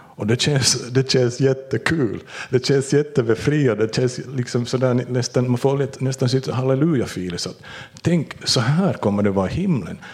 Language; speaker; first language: Swedish; native; Swedish